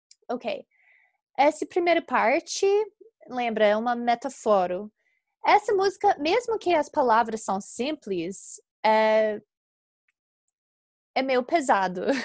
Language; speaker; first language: Portuguese; non-native, fluent; English